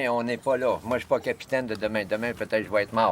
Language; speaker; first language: French; native; French